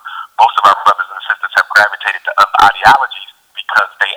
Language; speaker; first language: English; native; English